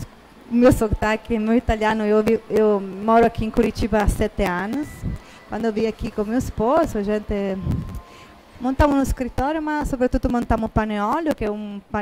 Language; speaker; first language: Portuguese; non-native, fluent; Italian